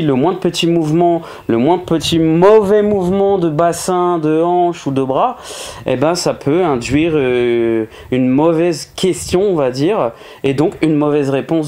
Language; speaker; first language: French; native; French